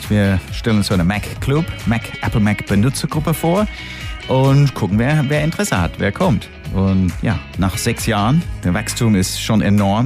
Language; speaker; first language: German; non-native, fluent; English